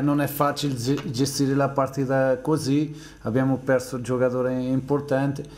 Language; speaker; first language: Italian; non-native, fluent; Portuguese